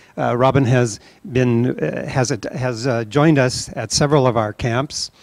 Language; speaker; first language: English; native; English